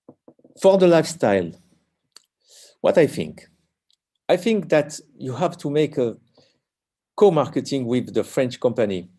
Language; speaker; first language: English; non-native, learner; French